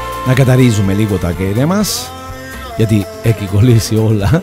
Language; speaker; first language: Greek; non-native, learner; Italian